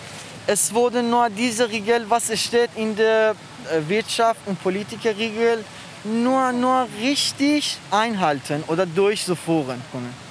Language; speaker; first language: German; non-native, learner; Persian